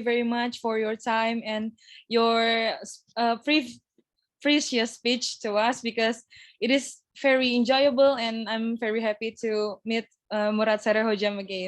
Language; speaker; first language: English; non-native, fluent; Indonesian